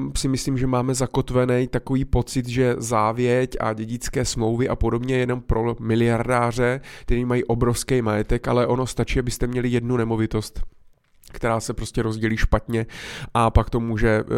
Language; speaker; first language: Czech; native; Czech